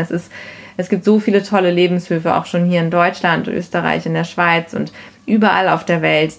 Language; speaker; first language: German; native; German